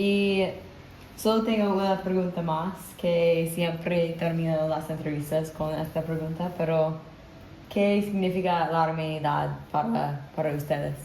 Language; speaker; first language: Spanish; non-native, learner; English